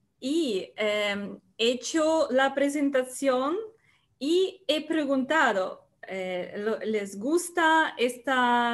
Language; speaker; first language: Spanish; non-native, learner; Russian